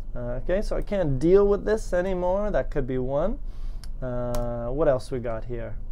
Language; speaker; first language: English; native; English